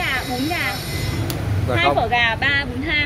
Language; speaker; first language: Vietnamese; native; Vietnamese